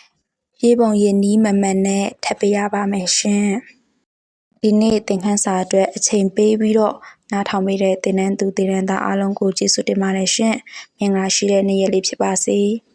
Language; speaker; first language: Burmese; non-native, local second language; Shan